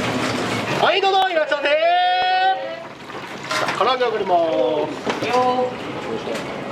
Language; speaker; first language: Japanese; native; Japanese